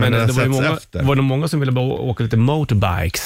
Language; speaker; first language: Swedish; native; Swedish